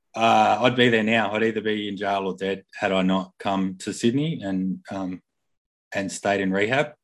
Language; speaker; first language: English; native; English